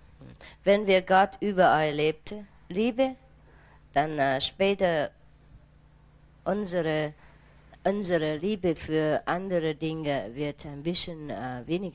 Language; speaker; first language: German; non-native, fluent; Vietnamese